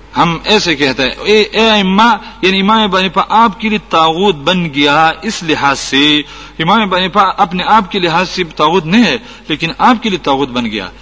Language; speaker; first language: Urdu; non-native, local second language; Pashto